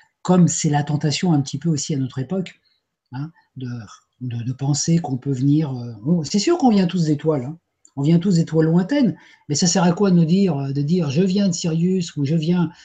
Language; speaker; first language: French; native; French